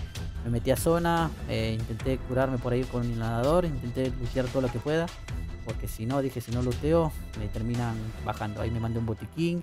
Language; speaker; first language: Spanish; native; Spanish